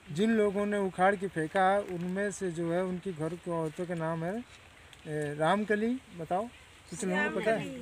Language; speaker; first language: Hindi; native; Hindi